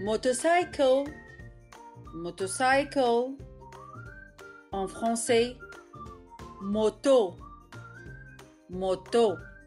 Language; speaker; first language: French; non-native, local second language; Arabic